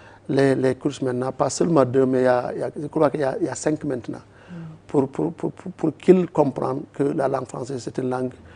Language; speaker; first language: French; non-native, learner; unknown